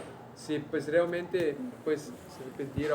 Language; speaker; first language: Spanish; native; Spanish